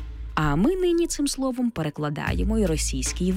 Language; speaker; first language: Ukrainian; native; Ukrainian